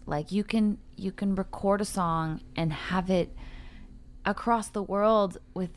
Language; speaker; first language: English; native; English